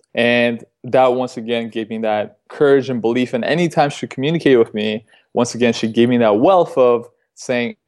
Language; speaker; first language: English; early bilingual, other home language; Russian